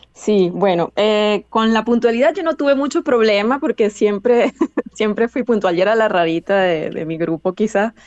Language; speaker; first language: Spanish; native; Spanish